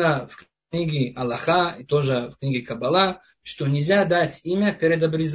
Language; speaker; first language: Russian; non-native, fluent; Hebrew